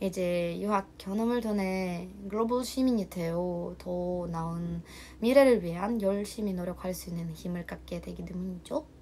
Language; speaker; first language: Korean; non-native, learner; Russian